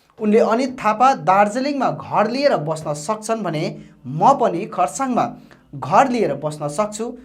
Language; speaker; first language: Nepali; native; Nepali